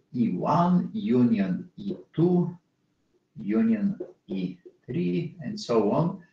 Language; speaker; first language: English; non-native, fluent; Bulgarian